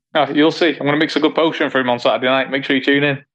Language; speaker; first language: English; native; English